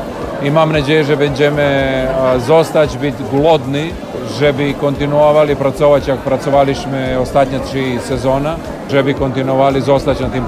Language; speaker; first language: Polish; non-native, learner; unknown